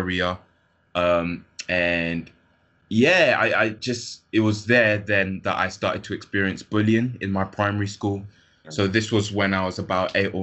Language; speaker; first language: English; native; English